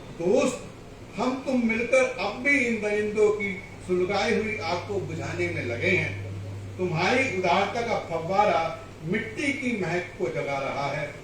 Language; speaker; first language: Hindi; non-native, local second language; Rajasthani